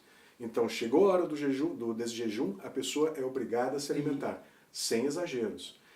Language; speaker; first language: Portuguese; native; Portuguese